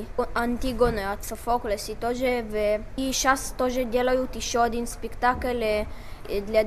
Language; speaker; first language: Russian; early bilingual, heritage; Hebrew